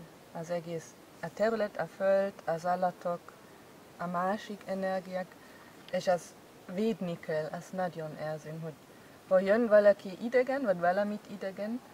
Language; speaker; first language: Hungarian; non-native, learner; German